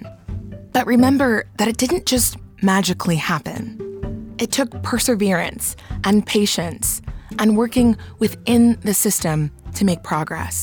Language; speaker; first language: English; native; English